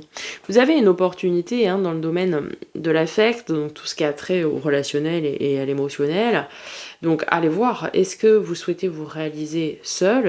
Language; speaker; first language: French; native; French